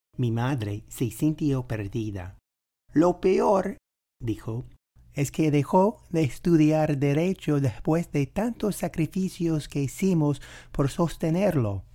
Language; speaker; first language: Spanish; non-native, fluent; English